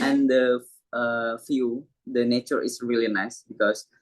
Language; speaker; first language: English; non-native, learner; Indonesian